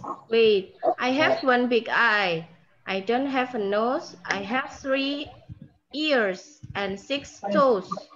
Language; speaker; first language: English; non-native, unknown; Indonesian